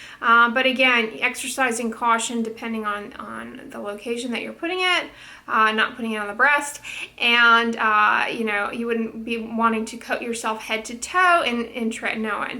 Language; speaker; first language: English; native; English